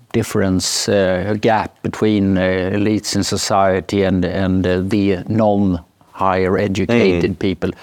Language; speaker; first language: English; non-native, fluent; Swedish